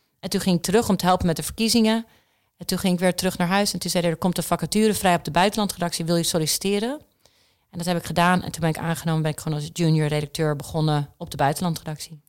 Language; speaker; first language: Dutch; early bilingual, other home language; Czech